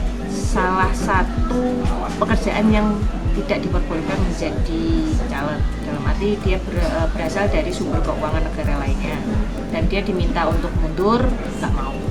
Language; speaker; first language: Indonesian; native; Indonesian